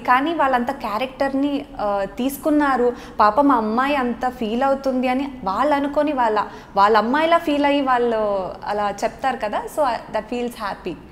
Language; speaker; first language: Telugu; non-native, local second language; Kannada